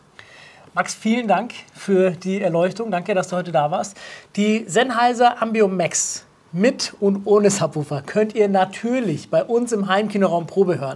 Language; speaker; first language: German; native; German